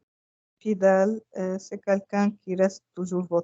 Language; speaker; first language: French; non-native, local second language; Arabic